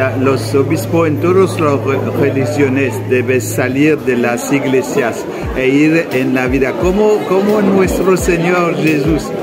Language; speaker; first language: Spanish; non-native, learner; French